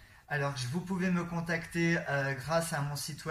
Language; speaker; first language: French; native; French